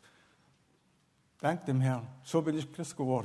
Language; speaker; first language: German; non-native, fluent; Arabic